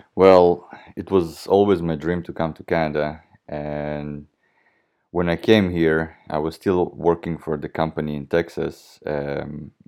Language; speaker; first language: English; non-native, fluent; Russian